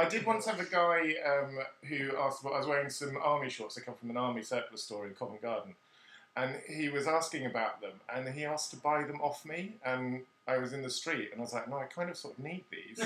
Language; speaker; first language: English; native; English